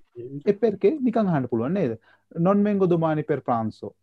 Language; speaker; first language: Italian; non-native, fluent; Sinhala